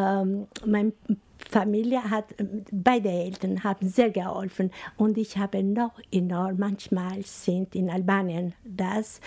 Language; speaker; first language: German; non-native, learner; Albanian